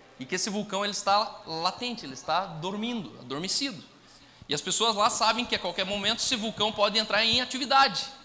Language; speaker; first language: Portuguese; native; Portuguese